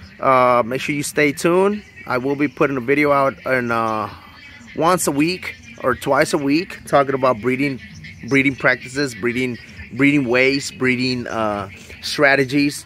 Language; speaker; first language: English; native; English